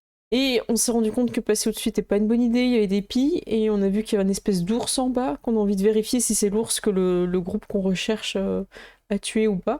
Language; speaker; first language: French; native; French